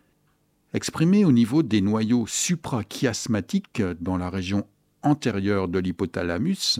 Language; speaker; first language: French; native; French